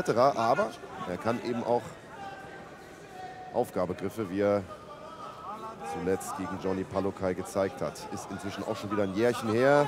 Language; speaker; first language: German; native; German